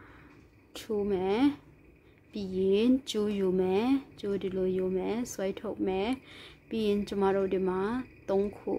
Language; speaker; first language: Burmese; non-native, local second language; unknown